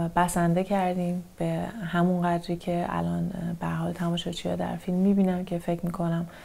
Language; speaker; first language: Persian; native; Persian